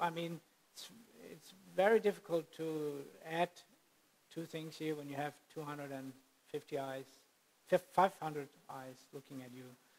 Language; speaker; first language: English; non-native, fluent; Danish